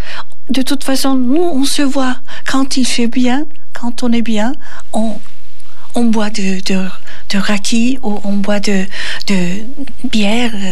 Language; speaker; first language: French; non-native, fluent; Turkish